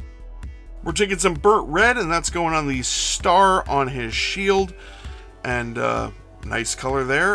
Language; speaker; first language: English; native; English